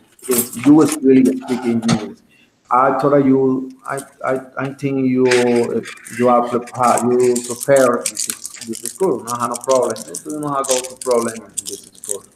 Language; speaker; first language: English; non-native, learner; Spanish